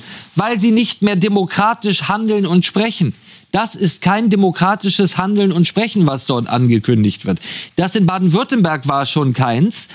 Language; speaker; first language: German; native; German